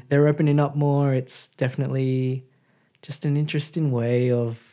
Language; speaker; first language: English; native; English